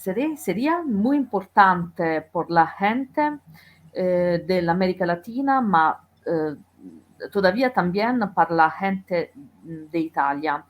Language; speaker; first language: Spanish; non-native, learner; Italian